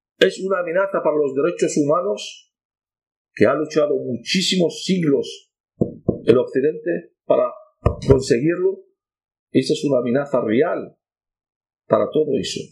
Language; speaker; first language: Spanish; non-native, fluent; Arabic